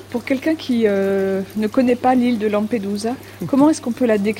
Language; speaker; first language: French; native; French